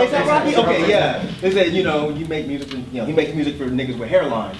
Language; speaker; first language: English; native; English